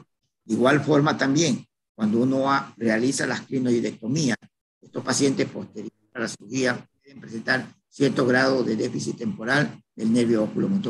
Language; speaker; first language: Spanish; native; Spanish